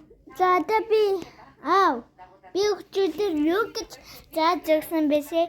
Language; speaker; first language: Mongolian; early bilingual, heritage; Mongolian